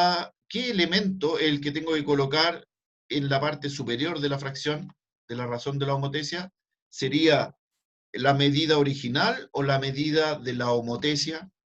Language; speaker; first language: Spanish; native; Spanish